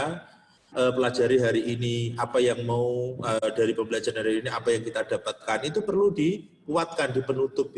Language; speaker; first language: Indonesian; non-native, local second language; Javanese